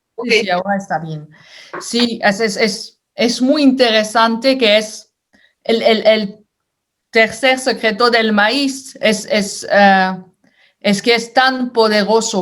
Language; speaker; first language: Spanish; non-native, fluent; French